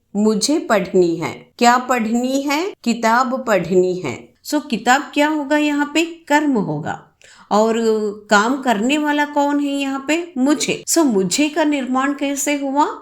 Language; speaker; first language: Hindi; non-native, local second language; Telugu